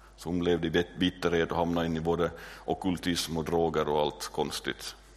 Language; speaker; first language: Swedish; native; Swedish